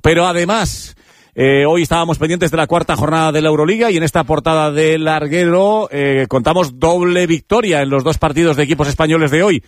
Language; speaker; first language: Spanish; native; Spanish